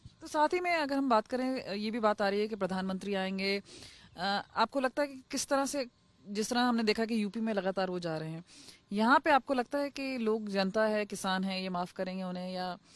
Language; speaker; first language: Hindi; native; Hindi